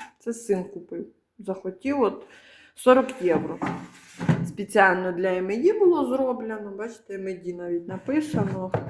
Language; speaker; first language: Ukrainian; native; Ukrainian